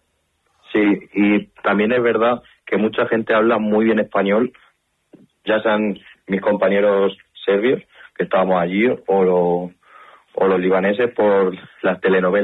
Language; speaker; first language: Spanish; native; Spanish